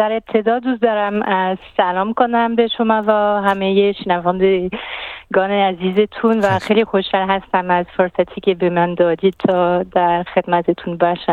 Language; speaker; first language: Persian; non-native, fluent; French